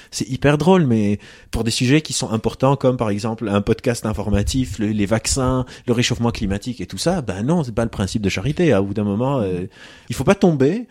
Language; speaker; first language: French; non-native, local second language; Arabic